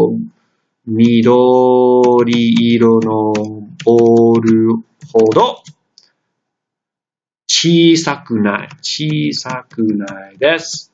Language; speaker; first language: Japanese; non-native, fluent; English